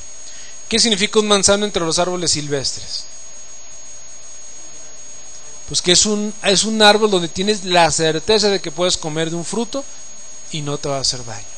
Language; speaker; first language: Spanish; native; Spanish